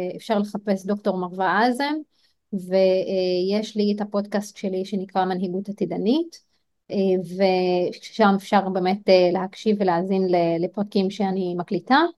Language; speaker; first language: Hebrew; non-native, local second language; Arabic